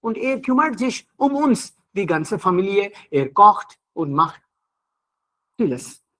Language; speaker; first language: German; non-native, learner; Hindi